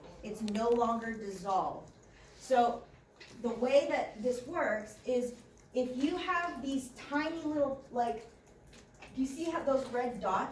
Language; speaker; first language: English; native; English